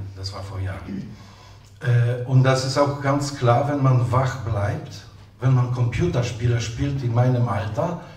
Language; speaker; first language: German; non-native, fluent; Polish